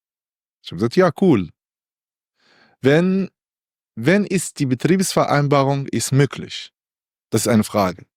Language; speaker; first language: German; non-native, learner; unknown